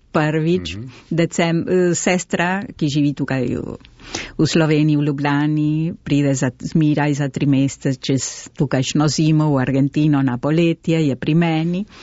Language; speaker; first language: Slovenian; early bilingual, heritage; Slovenian